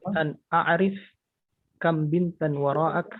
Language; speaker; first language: Arabic; non-native, learner; Indonesian